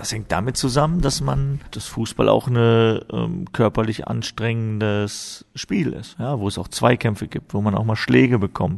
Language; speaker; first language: German; native; German